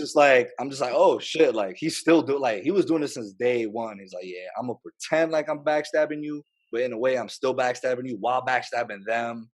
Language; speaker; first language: English; native; English